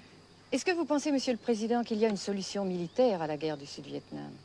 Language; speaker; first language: French; native; French